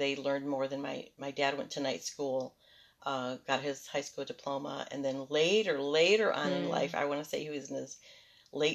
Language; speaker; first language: English; early bilingual, other home language; Spanish